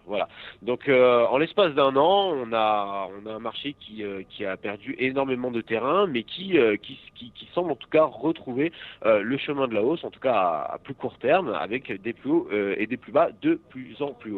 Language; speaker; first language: French; native; French